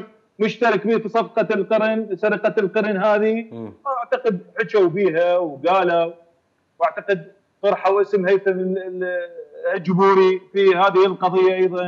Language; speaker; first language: Arabic; native; Arabic